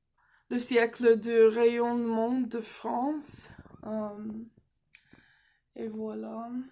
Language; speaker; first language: French; non-native, fluent; English